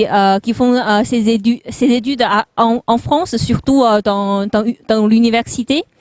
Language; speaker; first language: French; non-native, fluent; Chinese